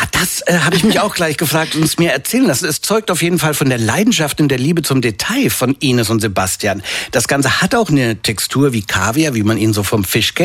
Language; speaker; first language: German; native; German